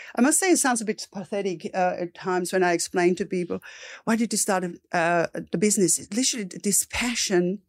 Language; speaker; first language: English; non-native, fluent; German